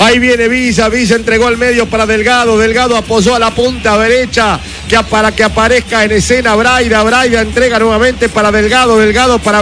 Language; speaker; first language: Spanish; native; Spanish